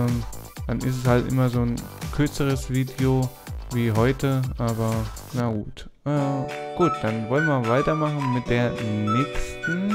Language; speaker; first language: German; native; German